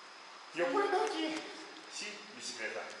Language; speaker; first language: Spanish; non-native, learner; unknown